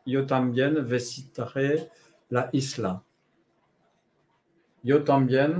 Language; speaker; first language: Spanish; non-native, learner; French